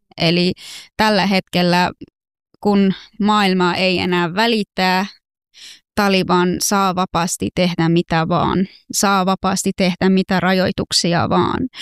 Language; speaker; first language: Finnish; non-native, fluent; Persian